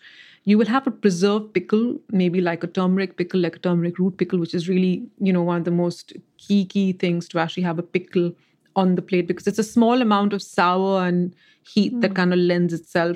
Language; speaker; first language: English; non-native, local second language; Marathi